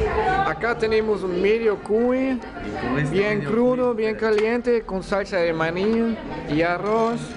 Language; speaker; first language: Spanish; non-native, fluent; German